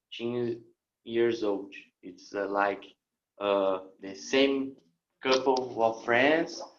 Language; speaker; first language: English; non-native, learner; Portuguese